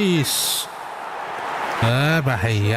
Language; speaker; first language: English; non-native, learner; Indonesian